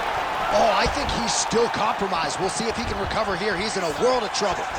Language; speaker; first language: English; native; English